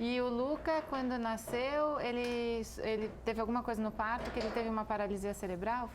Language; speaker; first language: Portuguese; native; Portuguese